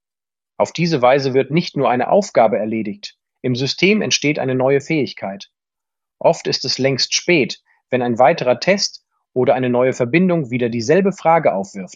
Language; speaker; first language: German; native; German